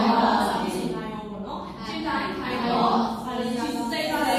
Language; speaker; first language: Japanese; non-native, learner; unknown